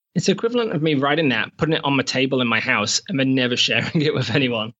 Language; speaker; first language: English; native; English